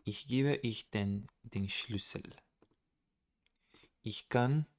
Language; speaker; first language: German; non-native, learner; Portuguese